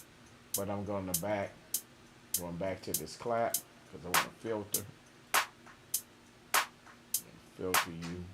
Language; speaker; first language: English; native; English